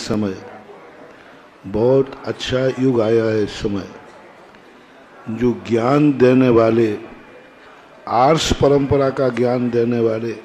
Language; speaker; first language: Hindi; native; Hindi